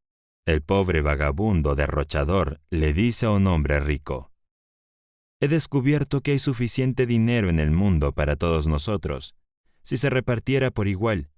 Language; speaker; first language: Spanish; native; Spanish